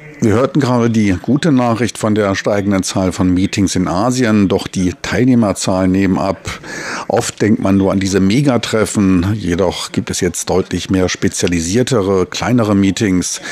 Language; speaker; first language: German; native; German